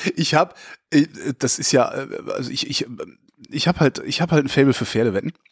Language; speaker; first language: German; native; German